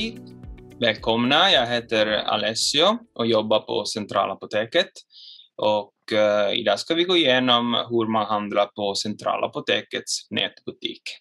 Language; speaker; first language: Swedish; non-native, fluent; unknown